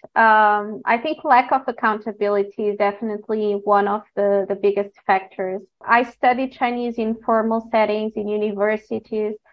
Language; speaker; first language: English; non-native, fluent; Portuguese